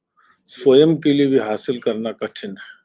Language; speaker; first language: Hindi; native; Hindi